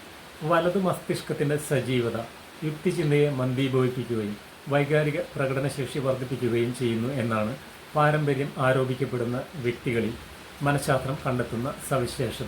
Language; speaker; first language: Malayalam; native; Malayalam